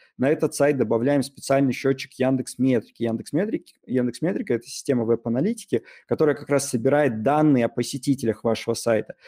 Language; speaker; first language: Russian; native; Russian